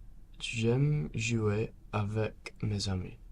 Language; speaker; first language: French; non-native, learner; English